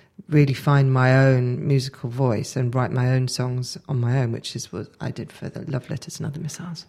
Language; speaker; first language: English; native; English